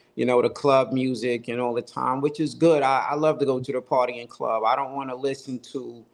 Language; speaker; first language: English; native; English